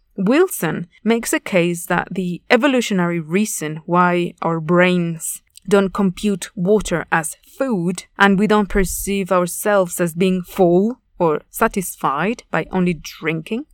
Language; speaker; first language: English; non-native, fluent; Spanish